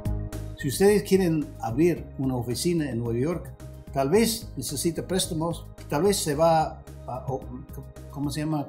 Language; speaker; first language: Spanish; non-native, fluent; English